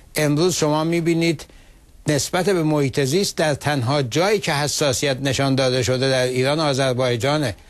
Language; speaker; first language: Persian; non-native, local second language; Azerbaijani